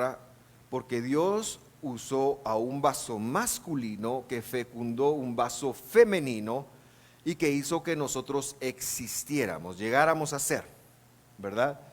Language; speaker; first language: Spanish; native; Spanish